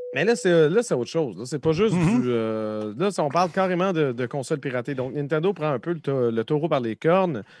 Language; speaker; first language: French; native; French